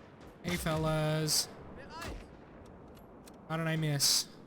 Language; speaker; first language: English; native; English